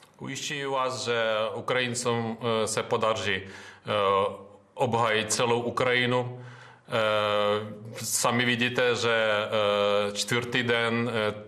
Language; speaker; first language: Czech; non-native, fluent; Ukrainian